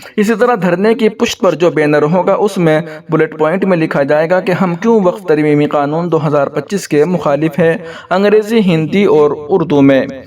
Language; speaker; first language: Urdu; native; Urdu